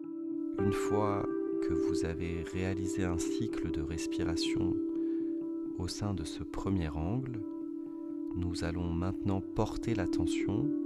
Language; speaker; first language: French; native; French